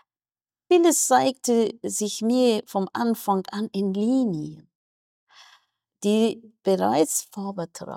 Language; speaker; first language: German; non-native, fluent; Persian